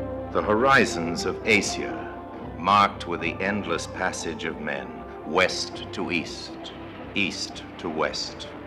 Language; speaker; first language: English; native; English